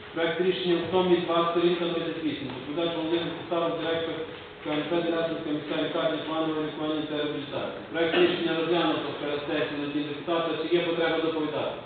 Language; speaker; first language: Ukrainian; native; Ukrainian